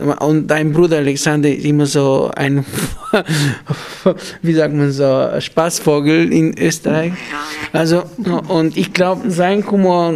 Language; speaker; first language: German; non-native, fluent; Bulgarian